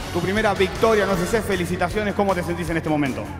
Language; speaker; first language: Spanish; native; Spanish